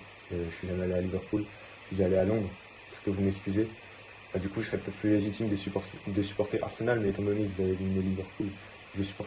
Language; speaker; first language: French; native; French